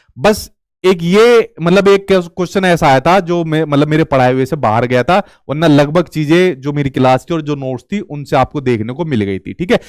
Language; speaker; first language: Hindi; native; Hindi